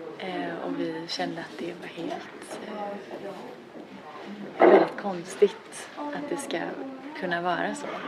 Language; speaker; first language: Swedish; native; Swedish